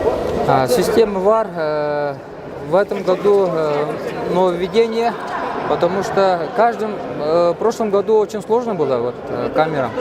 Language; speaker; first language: Russian; non-native, fluent; Mongolian